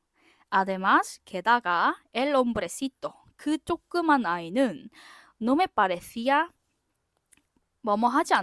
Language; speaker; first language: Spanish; non-native, fluent; Korean